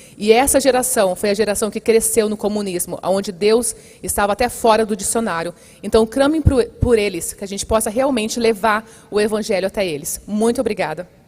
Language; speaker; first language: Portuguese; native; Portuguese